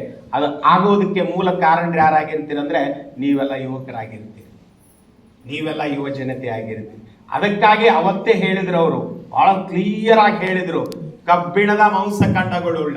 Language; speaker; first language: Kannada; native; Kannada